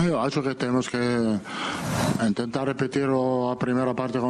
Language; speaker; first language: Portuguese; non-native, fluent; Italian